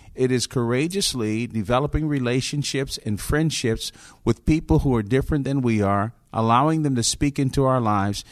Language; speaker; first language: English; native; English